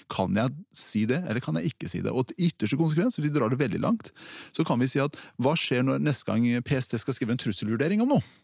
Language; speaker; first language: Norwegian; early bilingual, other home language; Persian